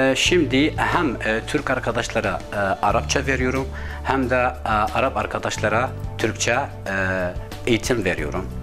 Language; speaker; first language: Turkish; non-native, fluent; Arabic